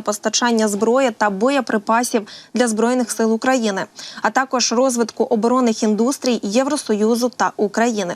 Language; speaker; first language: Ukrainian; native; Ukrainian